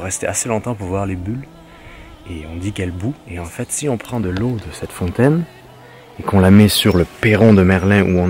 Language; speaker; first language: French; native; French